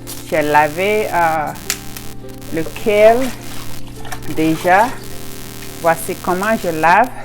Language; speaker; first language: French; non-native, local second language; Ewe